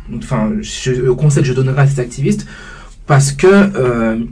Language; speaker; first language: French; native; French